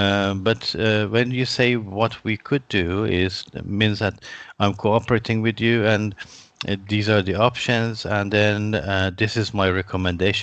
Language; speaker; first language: English; non-native, fluent; Persian